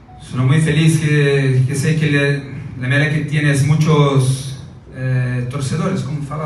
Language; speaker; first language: Spanish; non-native, learner; Portuguese